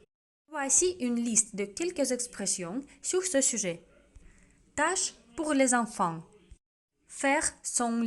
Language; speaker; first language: French; non-native, fluent; Russian